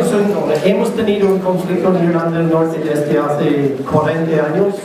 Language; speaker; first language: Spanish; non-native, learner; English